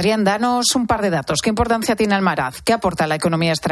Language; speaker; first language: Spanish; native; Spanish